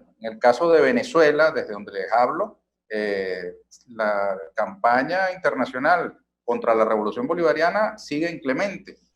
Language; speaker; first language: Spanish; native; Spanish